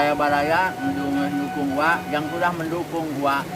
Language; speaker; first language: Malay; non-native, local second language; Sundanese